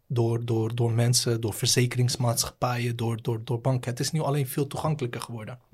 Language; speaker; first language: Dutch; native; Dutch